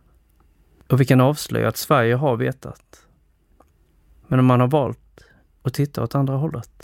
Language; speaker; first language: Swedish; early bilingual, other home language; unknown